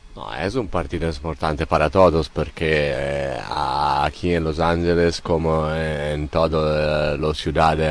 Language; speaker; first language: Spanish; non-native, learner; Italian